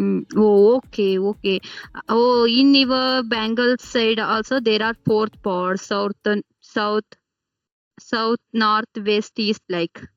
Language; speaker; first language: English; non-native, learner; Kannada